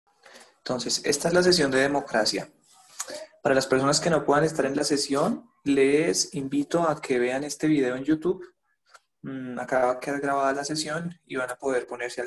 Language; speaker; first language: Spanish; native; Spanish